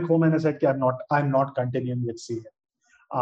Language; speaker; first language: English; non-native, local second language; Hindi